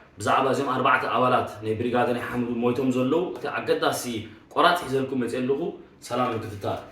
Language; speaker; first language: Tigrinya; early bilingual, heritage; Tigrinya